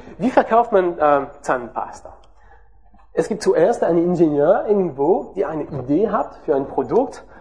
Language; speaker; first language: German; non-native, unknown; French